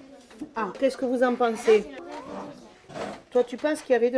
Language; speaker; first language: French; native; French